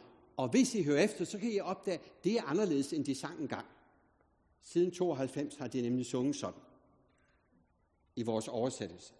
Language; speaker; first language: Danish; native; Danish